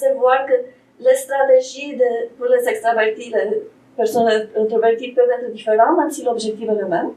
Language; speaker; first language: French; non-native, fluent; Romanian